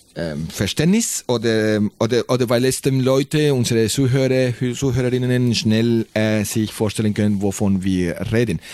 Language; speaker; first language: German; non-native, fluent; Spanish